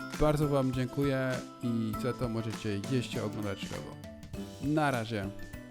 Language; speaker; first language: Polish; non-native, learner; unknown